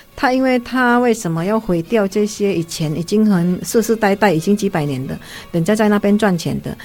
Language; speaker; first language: Chinese; non-native, fluent; Indonesian